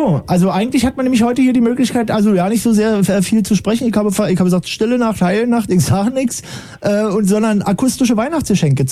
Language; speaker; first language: German; native; German